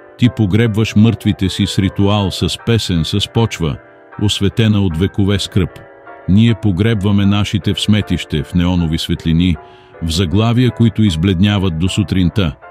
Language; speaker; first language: Bulgarian; non-native, learner; English